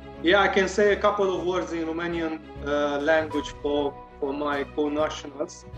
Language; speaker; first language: English; non-native, fluent; Romanian